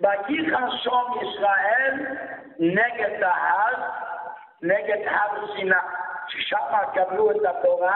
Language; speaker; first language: Hebrew; non-native, fluent; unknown